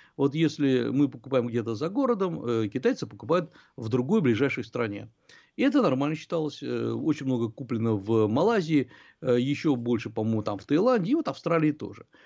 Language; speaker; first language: Russian; native; Russian